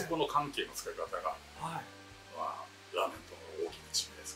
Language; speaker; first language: Japanese; native; Japanese